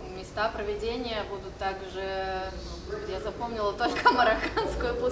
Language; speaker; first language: Russian; native; Russian